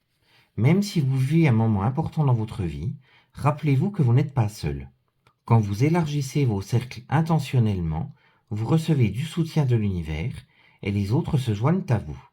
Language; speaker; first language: French; native; French